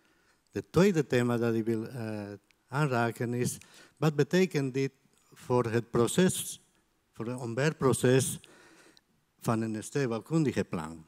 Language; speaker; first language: Dutch; non-native, fluent; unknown